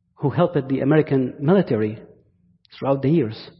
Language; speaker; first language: English; non-native, fluent; Arabic